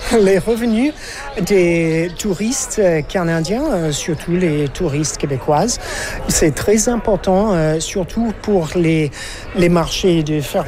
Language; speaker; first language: French; non-native, learner; English